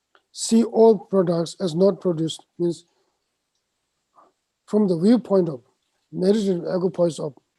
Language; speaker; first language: English; non-native, fluent; Tibetan